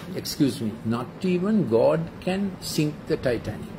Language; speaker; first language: English; non-native, local second language; Sinhala